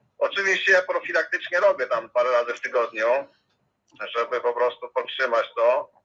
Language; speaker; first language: Polish; native; Polish